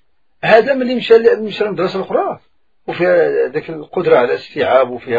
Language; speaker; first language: Arabic; native; Arabic